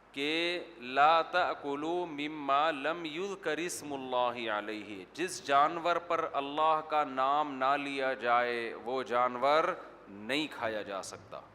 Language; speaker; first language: Urdu; native; Urdu